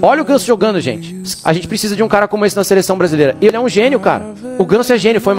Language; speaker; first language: Portuguese; native; Portuguese